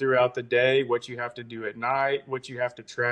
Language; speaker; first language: English; native; English